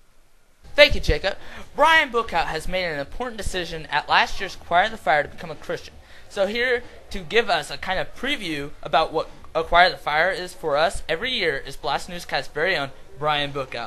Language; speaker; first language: English; native; English